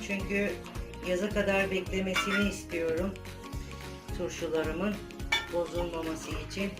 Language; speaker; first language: Turkish; native; Turkish